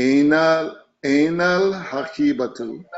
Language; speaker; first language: Arabic; non-native, learner; English